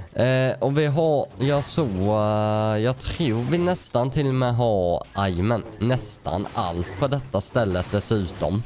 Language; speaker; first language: Swedish; native; Swedish